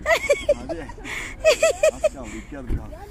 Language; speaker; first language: Turkish; native; Turkish